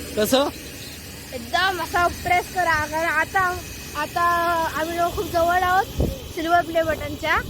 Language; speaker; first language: Marathi; native; Marathi